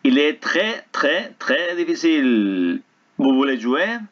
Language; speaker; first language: French; non-native, fluent; Spanish